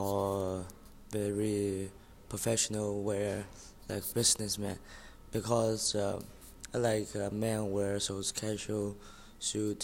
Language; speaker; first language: English; non-native, learner; Chinese